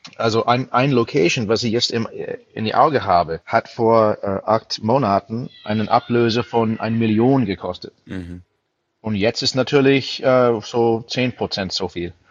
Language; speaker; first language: German; non-native, fluent; English